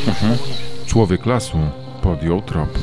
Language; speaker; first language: Polish; native; Polish